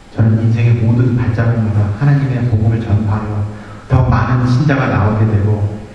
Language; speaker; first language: Korean; early bilingual, heritage; Korean